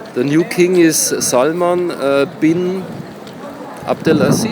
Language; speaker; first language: English; non-native, learner; German